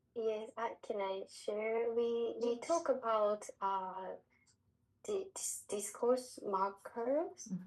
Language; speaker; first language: English; non-native, learner; Japanese